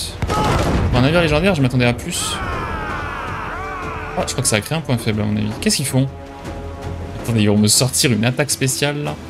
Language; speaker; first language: French; native; French